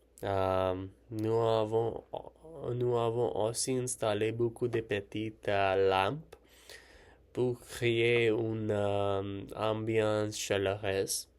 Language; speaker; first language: French; non-native, learner; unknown